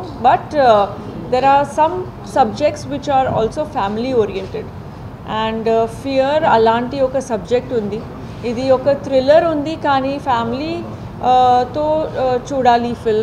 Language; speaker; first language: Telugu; non-native, fluent; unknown